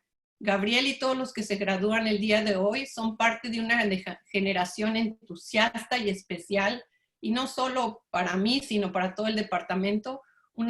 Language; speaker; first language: Spanish; native; Spanish